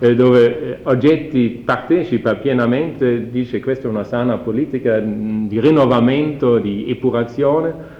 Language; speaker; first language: Italian; non-native, fluent; German